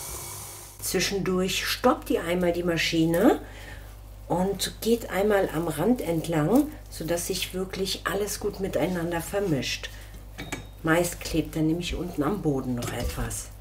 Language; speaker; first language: German; native; German